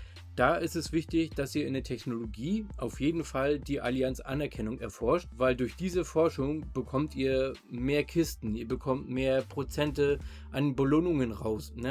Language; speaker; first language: German; native; German